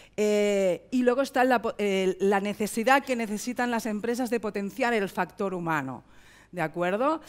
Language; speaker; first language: Spanish; native; Spanish